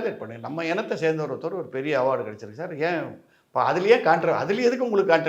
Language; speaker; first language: Tamil; native; Tamil